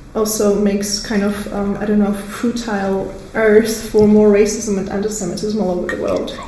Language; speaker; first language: English; non-native, fluent; Russian